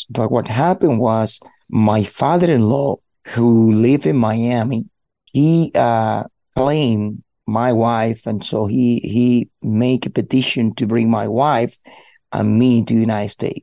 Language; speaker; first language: English; non-native, fluent; Spanish